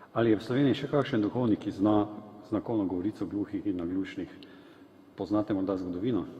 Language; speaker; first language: Slovenian; native; Slovenian